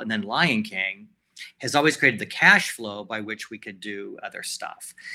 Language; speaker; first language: English; native; English